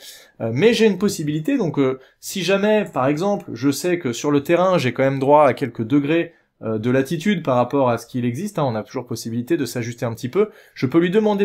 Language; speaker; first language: French; native; French